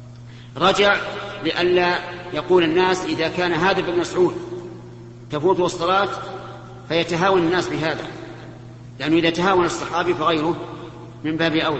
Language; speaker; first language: Arabic; native; Arabic